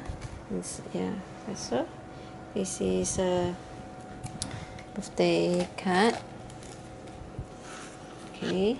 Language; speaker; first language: English; non-native, learner; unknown